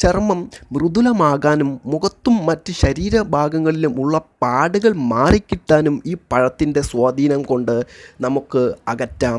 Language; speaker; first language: Malayalam; native; Malayalam